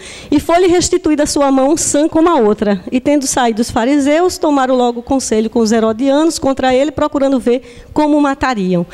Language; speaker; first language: Portuguese; native; Portuguese